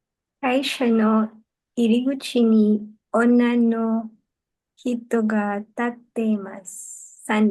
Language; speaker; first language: Japanese; non-native, learner; Filipino